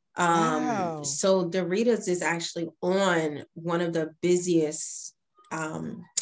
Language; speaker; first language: English; native; English